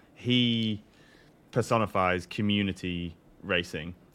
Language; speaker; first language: English; native; English